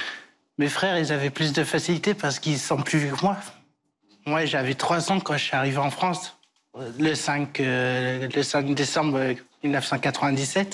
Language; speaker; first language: French; early bilingual, other home language; Portuguese